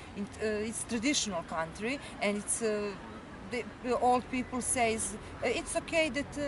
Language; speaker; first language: English; non-native, learner; Serbian